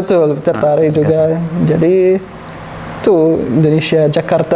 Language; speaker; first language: Indonesian; non-native, learner; Arabic